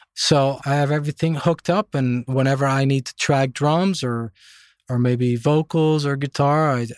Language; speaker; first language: English; non-native, fluent; Dutch